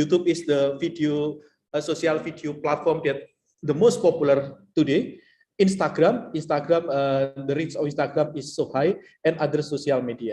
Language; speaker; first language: English; non-native, learner; Indonesian